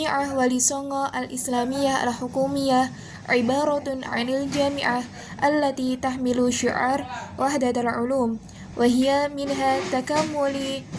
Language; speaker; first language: Arabic; non-native, learner; Indonesian